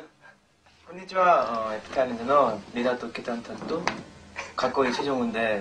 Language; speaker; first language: Japanese; non-native, learner; Korean